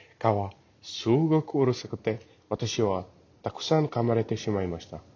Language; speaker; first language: Japanese; non-native, learner; English